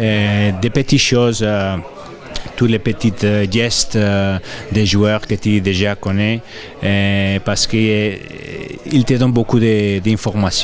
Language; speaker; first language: French; non-native, fluent; Spanish